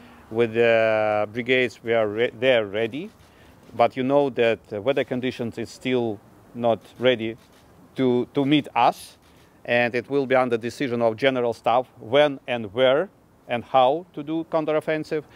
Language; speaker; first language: English; non-native, fluent; Ukrainian